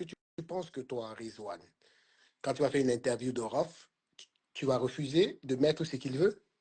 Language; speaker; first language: French; native; French